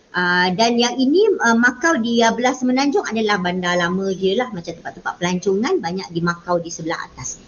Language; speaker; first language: Malay; native; Malay